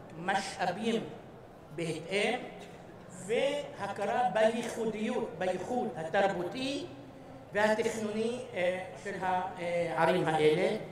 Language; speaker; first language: Hebrew; non-native, local second language; Arabic